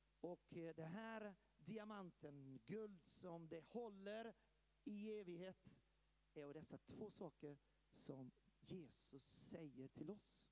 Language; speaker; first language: Swedish; early bilingual, heritage; Swedish